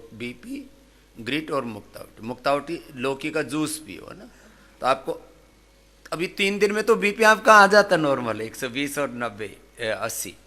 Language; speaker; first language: Hindi; native; Hindi